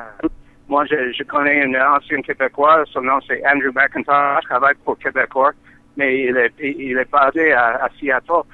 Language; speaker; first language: French; non-native, learner; English